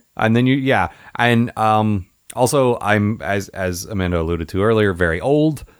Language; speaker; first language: English; native; English